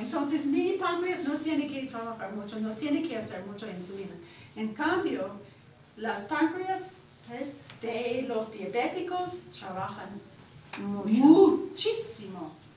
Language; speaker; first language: Spanish; non-native, fluent; English